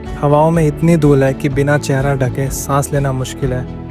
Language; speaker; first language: Hindi; native; Hindi